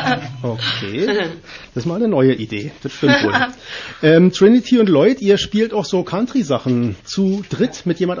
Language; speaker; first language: German; native; German